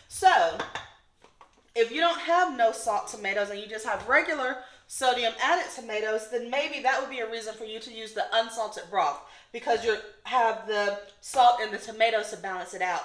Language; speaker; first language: English; native; English